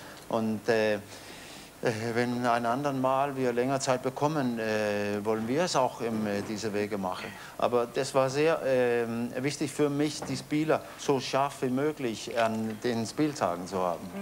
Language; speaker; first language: German; non-native, fluent; Danish